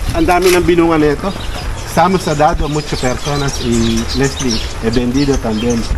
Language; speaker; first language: Filipino; native; Filipino